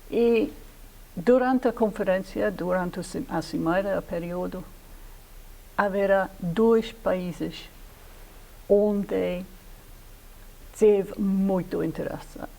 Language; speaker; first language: Portuguese; non-native, fluent; English